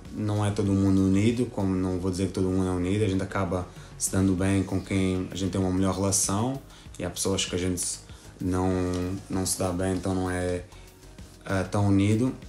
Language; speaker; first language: Portuguese; native; Portuguese